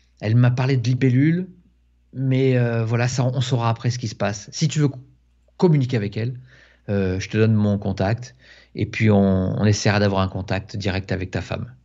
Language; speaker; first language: French; native; French